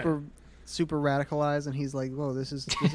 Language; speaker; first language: English; native; English